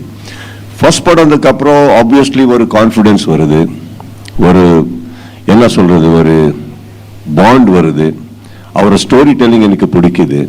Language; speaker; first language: Tamil; non-native, fluent; Kannada